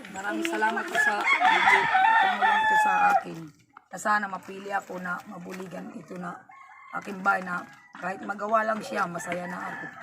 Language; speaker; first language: Filipino; native; Filipino